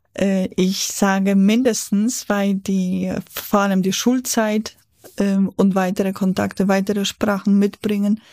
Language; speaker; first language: German; non-native, fluent; Polish